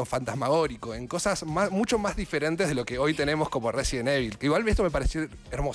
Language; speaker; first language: Spanish; native; Spanish